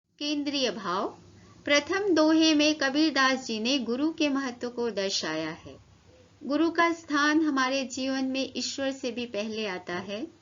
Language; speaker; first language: Hindi; native; Hindi